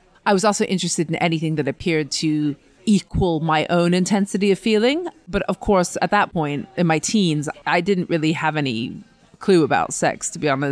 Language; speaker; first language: English; native; English